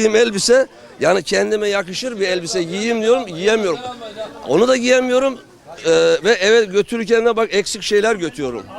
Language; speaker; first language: Turkish; native; Turkish